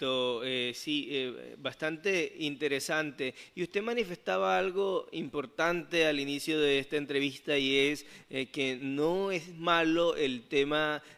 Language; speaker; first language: Spanish; native; Spanish